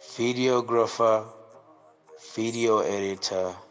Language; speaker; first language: English; non-native, local second language; Southern Sotho